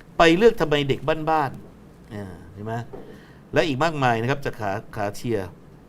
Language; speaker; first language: Thai; native; Thai